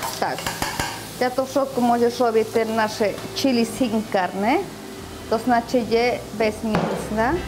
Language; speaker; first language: Polish; non-native, learner; Spanish